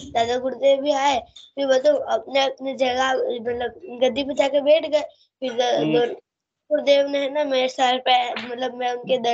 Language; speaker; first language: Hindi; native; Hindi